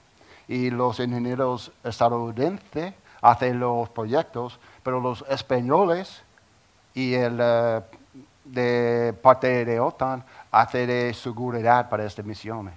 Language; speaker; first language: Spanish; non-native, learner; English